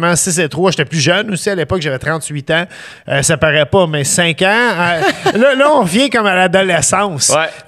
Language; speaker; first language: French; native; French